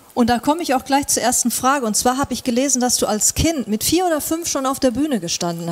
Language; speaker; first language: German; native; German